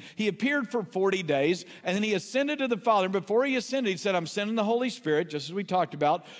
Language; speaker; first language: English; native; English